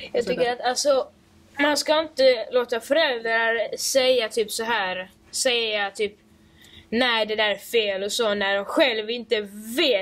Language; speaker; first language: Swedish; native; Swedish